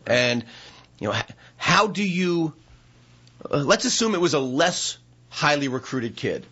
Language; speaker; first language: English; native; English